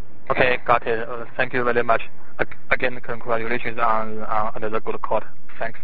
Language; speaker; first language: English; non-native, fluent; Chinese